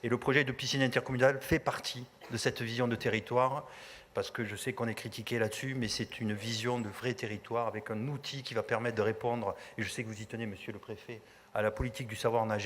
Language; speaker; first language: French; native; French